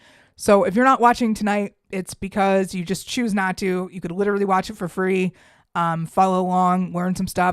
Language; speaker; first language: English; native; English